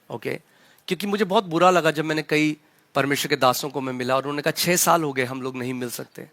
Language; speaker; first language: Hindi; native; Hindi